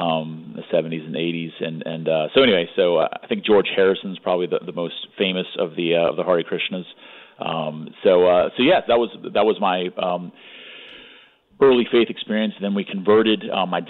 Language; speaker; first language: English; native; English